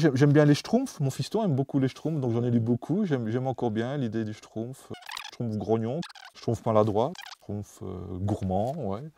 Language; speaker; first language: French; non-native, fluent; Dutch